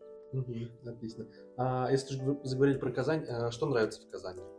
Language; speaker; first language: Russian; native; Russian